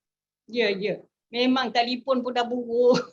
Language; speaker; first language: Malay; native; Malay